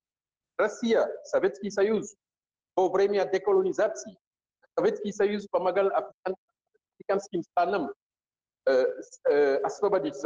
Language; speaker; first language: Russian; non-native, fluent; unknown